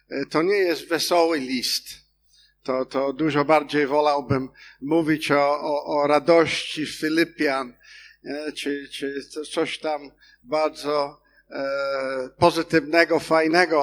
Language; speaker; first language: Polish; non-native, fluent; English